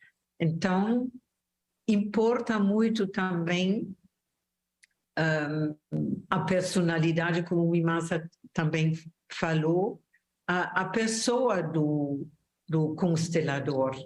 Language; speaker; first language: Portuguese; non-native, fluent; German